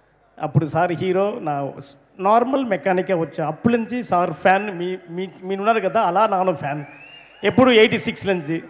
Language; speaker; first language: Telugu; non-native, learner; Tamil